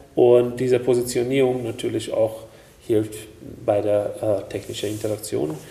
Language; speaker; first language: German; non-native, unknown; Hungarian